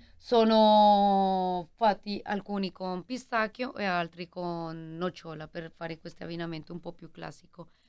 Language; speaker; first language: Italian; non-native, fluent; Spanish